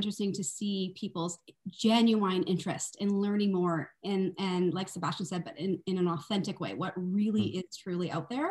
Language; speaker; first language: English; native; English